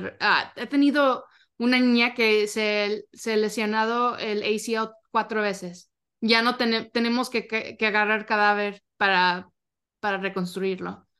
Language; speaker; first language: Spanish; early bilingual, heritage; Spanish